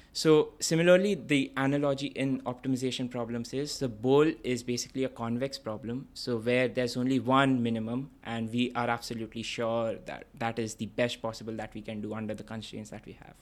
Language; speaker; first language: English; non-native, local second language; Bangla